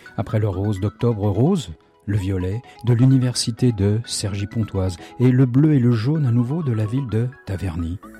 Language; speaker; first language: French; native; French